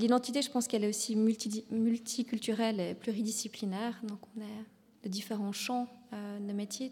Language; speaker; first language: French; native; French